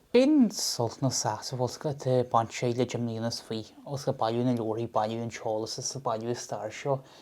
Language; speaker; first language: Irish; native; Irish